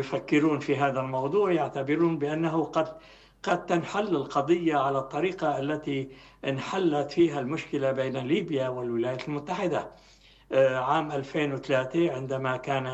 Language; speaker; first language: Arabic; native; Arabic